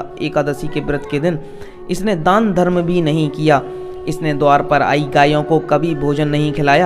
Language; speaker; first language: Hindi; native; Hindi